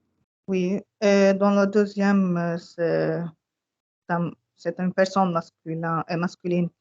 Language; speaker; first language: French; non-native, local second language; Arabic